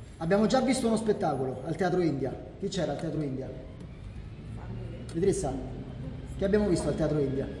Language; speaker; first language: Italian; native; Italian